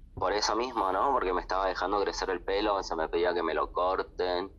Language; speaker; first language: Spanish; native; Spanish